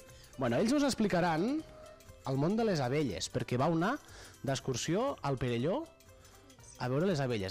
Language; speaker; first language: Catalan; native; Catalan